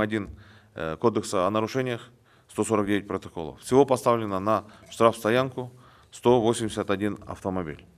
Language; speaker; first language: Russian; non-native, local second language; Kyrgyz